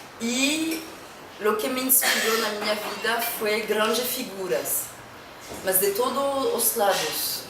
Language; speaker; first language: Portuguese; non-native, fluent; French